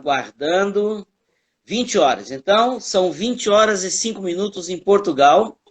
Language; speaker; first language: Portuguese; native; Portuguese